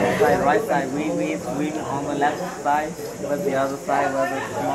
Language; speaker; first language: English; non-native, learner; Vietnamese